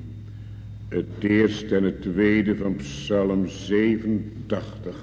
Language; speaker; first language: Dutch; native; Dutch